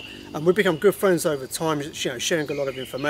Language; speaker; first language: English; native; English